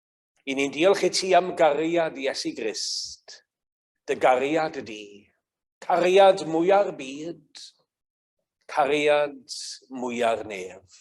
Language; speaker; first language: Welsh; native; Welsh